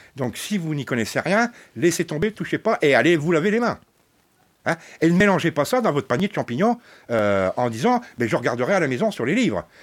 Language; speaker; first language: French; native; French